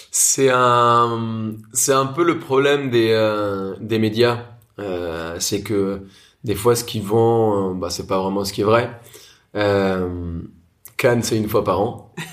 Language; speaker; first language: French; non-native, fluent; Spanish